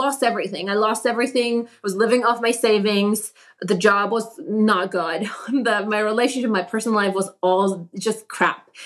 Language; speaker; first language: English; non-native, fluent; Polish